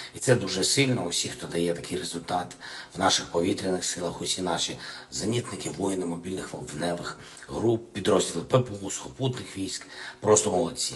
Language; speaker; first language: Ukrainian; non-native, local second language; Russian